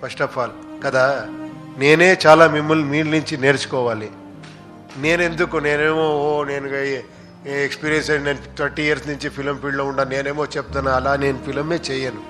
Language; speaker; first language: Telugu; non-native, fluent; Kannada